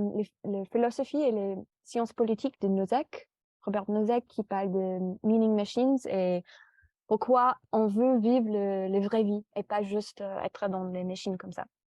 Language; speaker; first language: French; non-native, fluent; English